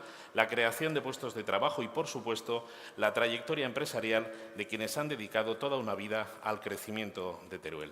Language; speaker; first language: Spanish; native; Spanish